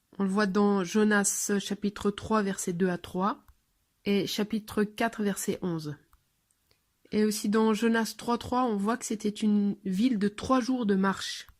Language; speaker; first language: French; non-native, fluent; English